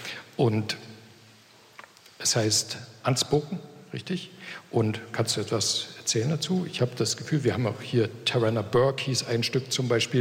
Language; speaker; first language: German; native; German